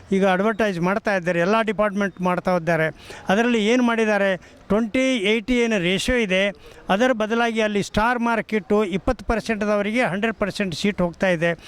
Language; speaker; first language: Kannada; non-native, local second language; Lambadi